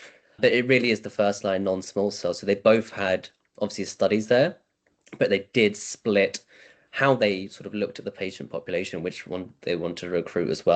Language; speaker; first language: English; native; English